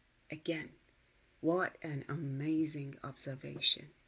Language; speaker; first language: English; non-native, fluent; Persian